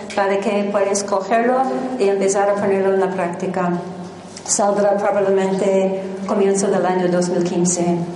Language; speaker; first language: Spanish; non-native, fluent; English